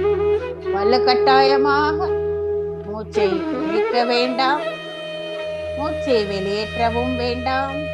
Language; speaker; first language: Tamil; native; Tamil